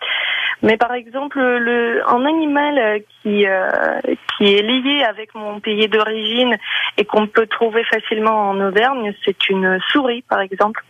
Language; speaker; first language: French; non-native, fluent; Ukrainian